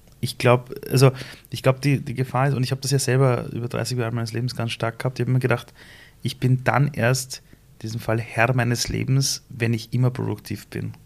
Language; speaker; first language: German; early bilingual, other home language; Persian